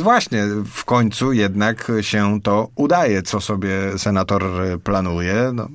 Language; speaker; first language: Polish; native; Polish